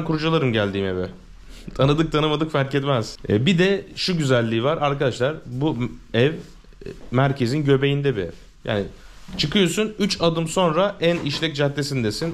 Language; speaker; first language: Turkish; native; Turkish